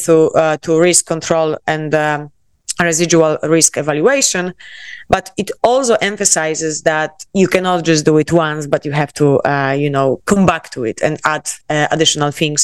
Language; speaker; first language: English; non-native, fluent; Polish